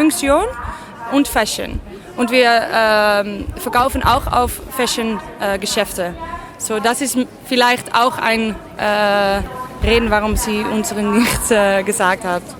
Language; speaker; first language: German; non-native, learner; Dutch